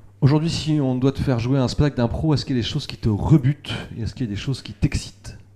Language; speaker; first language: French; native; French